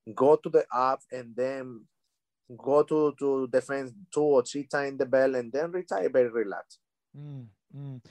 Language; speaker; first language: English; non-native, learner; Spanish